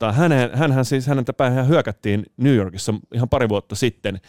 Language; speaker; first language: Finnish; early bilingual, other home language; Italian